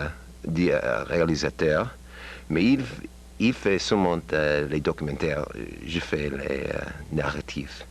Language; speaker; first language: French; non-native, learner; English